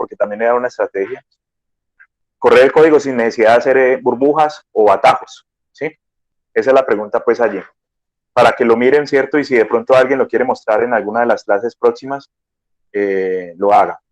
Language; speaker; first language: Spanish; native; Spanish